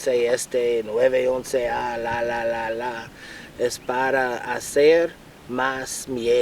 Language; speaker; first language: Spanish; non-native, learner; English